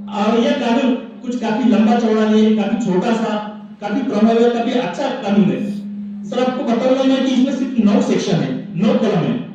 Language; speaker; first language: Hindi; non-native, local second language; Marathi